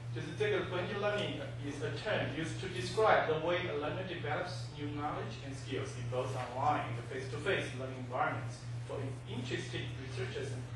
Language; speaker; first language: English; non-native, fluent; Chinese